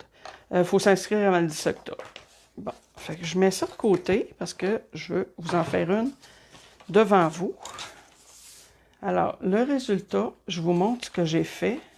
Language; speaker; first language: French; native; French